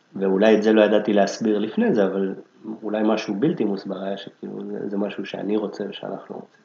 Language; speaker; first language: Hebrew; native; Hebrew